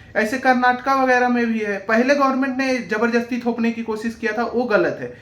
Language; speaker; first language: Hindi; native; Hindi